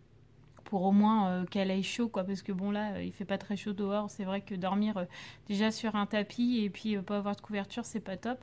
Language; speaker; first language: French; native; French